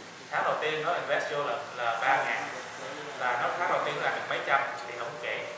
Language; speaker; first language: Vietnamese; early bilingual, heritage; Vietnamese